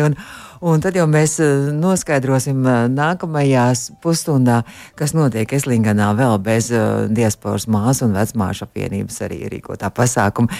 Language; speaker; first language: Latvian; native; Latvian